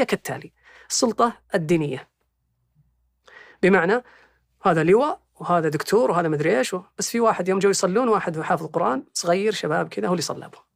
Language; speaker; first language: Arabic; native; Arabic